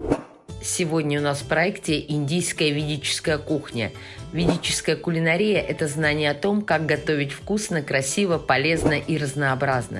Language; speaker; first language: Russian; native; Russian